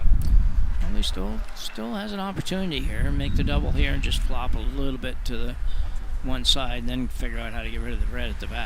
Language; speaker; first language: English; native; English